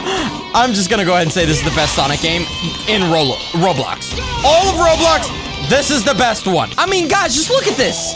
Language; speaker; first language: English; native; English